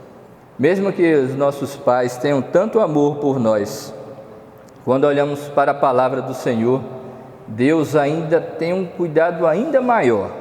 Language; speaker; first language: Portuguese; native; Portuguese